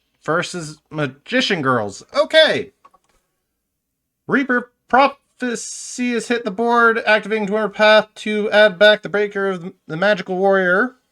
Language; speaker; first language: English; native; English